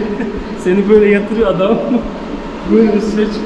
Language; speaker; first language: Turkish; native; Turkish